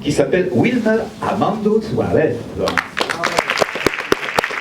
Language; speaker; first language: French; native; French